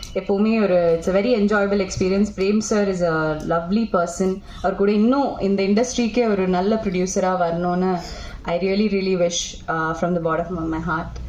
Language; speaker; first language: Tamil; non-native, local second language; Malayalam